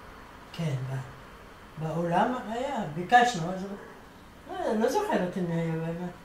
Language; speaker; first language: Hebrew; non-native, fluent; Arabic